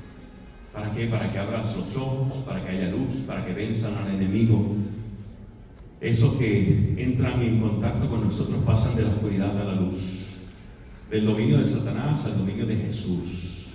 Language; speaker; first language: Spanish; native; Spanish